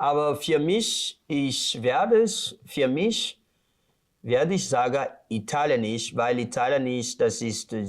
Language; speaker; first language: German; non-native, learner; Portuguese